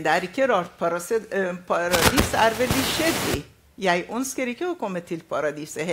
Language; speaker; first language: Norwegian; non-native, fluent; Arabic